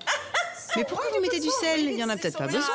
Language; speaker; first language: French; native; French